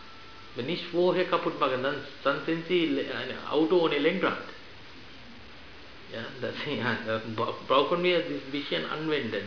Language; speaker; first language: German; non-native, fluent; Sinhala